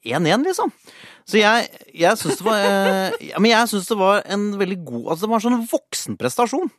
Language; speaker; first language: Norwegian; native; Norwegian